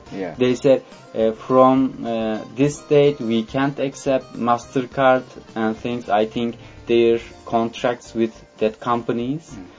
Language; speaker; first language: English; non-native, fluent; Turkish